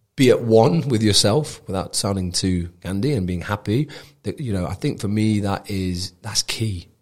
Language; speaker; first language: English; native; English